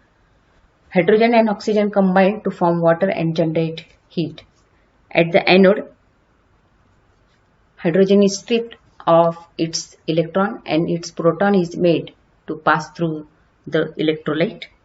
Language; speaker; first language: English; non-native, local second language; Marathi